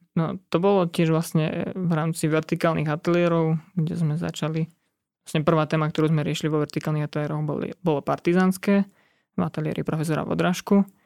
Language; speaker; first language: Slovak; native; Slovak